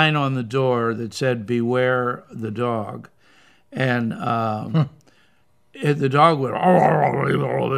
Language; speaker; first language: English; native; English